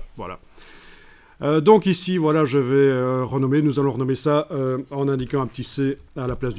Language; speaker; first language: French; native; French